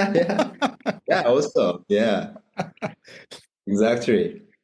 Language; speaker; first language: English; non-native, learner; Japanese